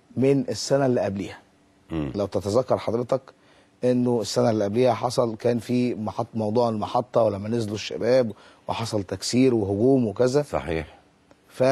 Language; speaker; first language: Arabic; native; Arabic